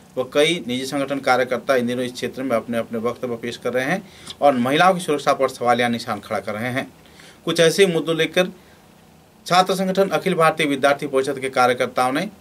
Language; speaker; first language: Hindi; non-native, local second language; Bangla